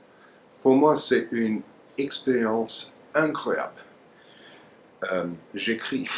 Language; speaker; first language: French; non-native, learner; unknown